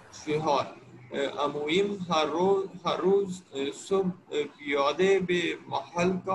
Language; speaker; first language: Persian; non-native, learner; Urdu